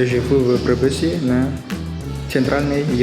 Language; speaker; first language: Russian; non-native, learner; Indonesian